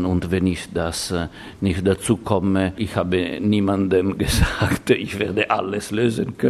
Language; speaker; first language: German; non-native, fluent; Italian